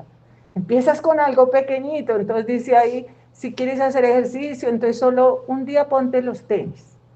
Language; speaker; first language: Spanish; native; Spanish